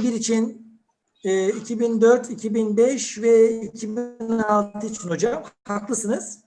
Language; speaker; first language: Turkish; native; Turkish